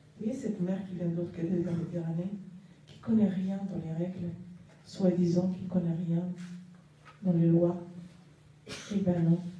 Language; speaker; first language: French; non-native, local second language; Arabic